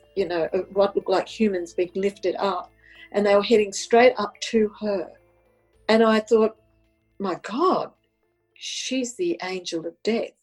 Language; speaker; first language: English; non-native, local second language; Italian